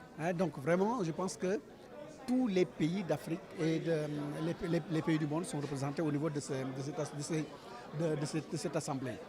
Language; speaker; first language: French; non-native, local second language; Wolof